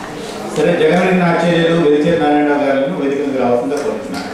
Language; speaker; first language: Telugu; native; Telugu